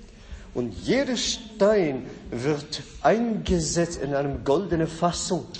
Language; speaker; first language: German; non-native, fluent; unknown